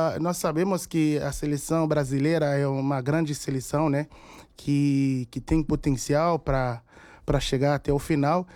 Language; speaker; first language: Portuguese; non-native, fluent; Haitian Creole